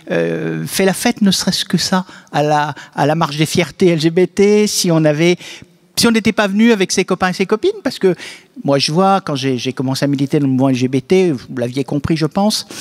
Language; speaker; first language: French; native; French